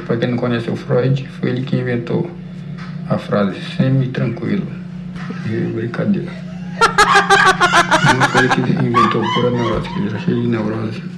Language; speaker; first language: Portuguese; native; Portuguese